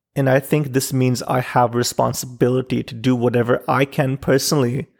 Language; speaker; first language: English; non-native, local second language; Urdu